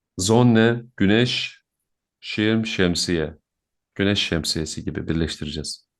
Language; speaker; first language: Turkish; native; Turkish